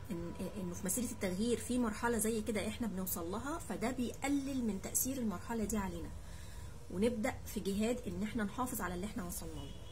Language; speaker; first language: Arabic; native; Arabic